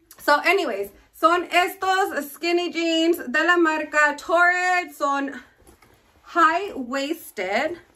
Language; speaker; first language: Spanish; early bilingual, heritage; Spanish